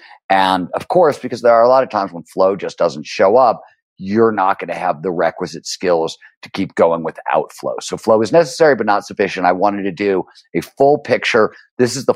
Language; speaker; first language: English; native; English